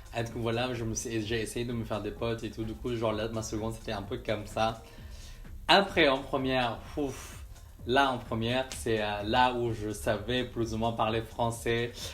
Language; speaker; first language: French; non-native, fluent; Filipino